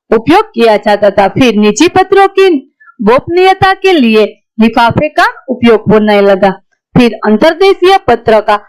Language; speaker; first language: Hindi; non-native, local second language; Gujarati